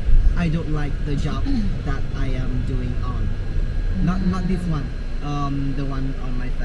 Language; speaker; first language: English; non-native, learner; Vietnamese